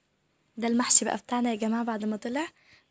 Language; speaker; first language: Arabic; native; Arabic